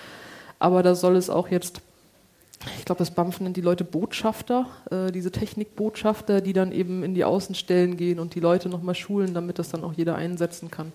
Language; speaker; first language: German; native; German